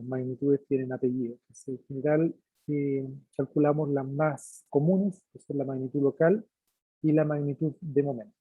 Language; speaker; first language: Spanish; native; Spanish